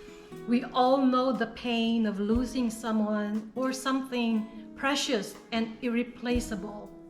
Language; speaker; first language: English; non-native, local second language; Filipino